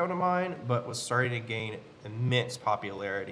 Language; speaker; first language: English; native; English